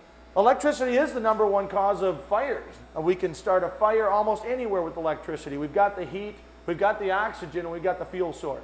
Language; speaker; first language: English; native; English